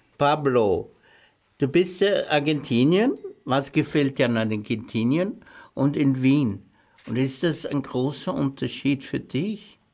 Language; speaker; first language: German; native; German